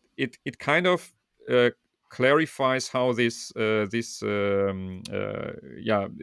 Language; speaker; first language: English; non-native, fluent; Russian